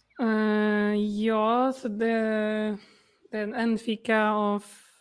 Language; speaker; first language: Swedish; non-native, fluent; Polish